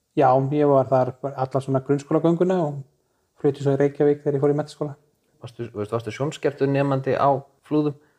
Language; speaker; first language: Icelandic; native; Icelandic